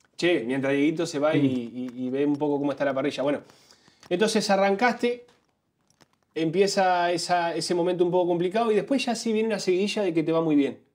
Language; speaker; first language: Spanish; native; Spanish